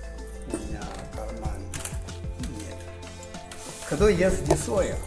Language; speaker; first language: Russian; non-native, learner; Chinese